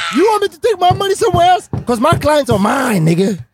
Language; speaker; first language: English; non-native, fluent; Swedish